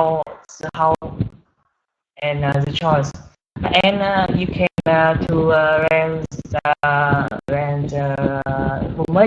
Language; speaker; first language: English; non-native, learner; Vietnamese